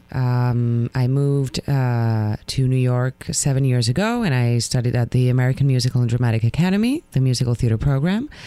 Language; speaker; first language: English; non-native, fluent; Spanish